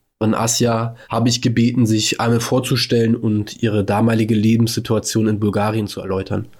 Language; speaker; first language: German; native; German